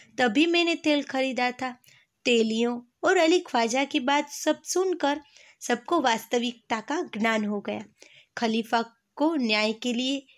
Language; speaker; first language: Hindi; non-native, local second language; Gujarati